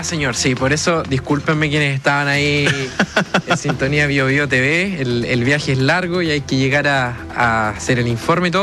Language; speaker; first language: Spanish; native; Spanish